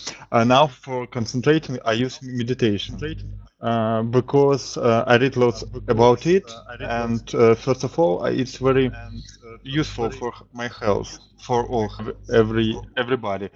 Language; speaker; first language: English; non-native, learner; Russian